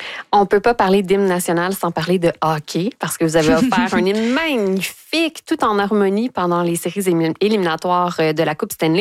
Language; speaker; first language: French; native; French